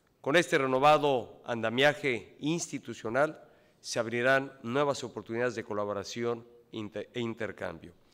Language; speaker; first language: Spanish; native; Spanish